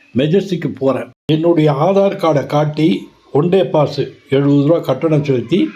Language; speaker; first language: Tamil; native; Tamil